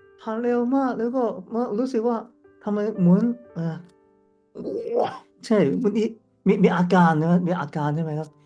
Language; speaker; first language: Thai; non-native, learner; Cantonese